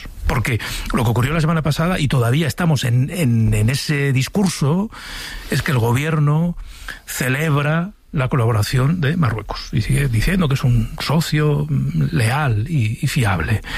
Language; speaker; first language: Spanish; native; Spanish